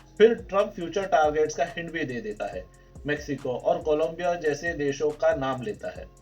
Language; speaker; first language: Hindi; native; Hindi